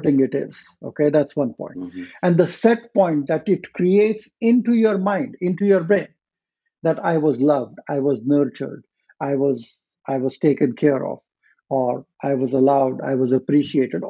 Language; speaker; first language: English; non-native, local second language; Marathi